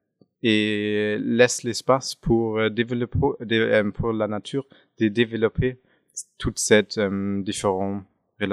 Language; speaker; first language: French; non-native, fluent; German